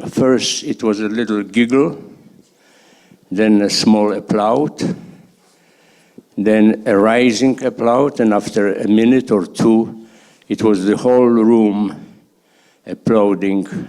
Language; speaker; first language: English; non-native, fluent; Polish